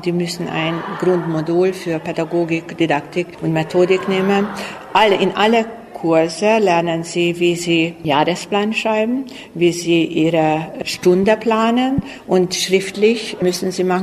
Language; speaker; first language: German; non-native, local second language; Hungarian